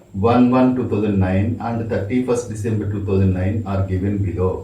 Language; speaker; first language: English; non-native, local second language; Telugu